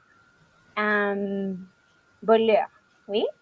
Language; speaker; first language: French; non-native, learner; Spanish